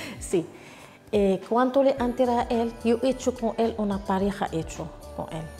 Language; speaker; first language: Spanish; non-native, learner; Arabic